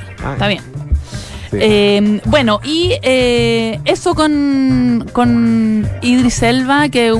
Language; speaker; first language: Spanish; native; Spanish